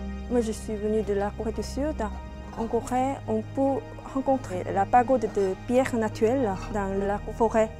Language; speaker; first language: French; non-native, learner; Korean